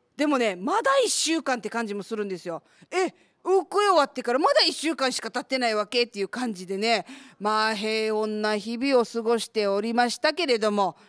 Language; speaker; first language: Japanese; native; Japanese